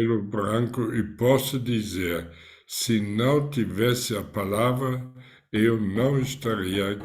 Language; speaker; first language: Portuguese; non-native, fluent; German